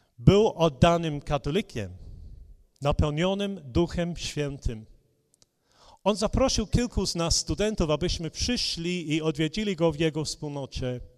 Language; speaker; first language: Polish; non-native, fluent; English